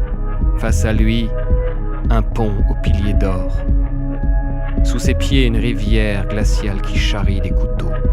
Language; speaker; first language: French; native; French